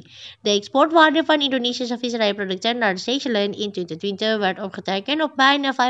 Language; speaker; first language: Dutch; non-native, fluent; Indonesian